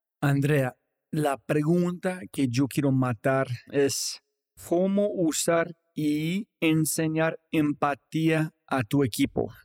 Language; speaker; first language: Spanish; non-native, fluent; English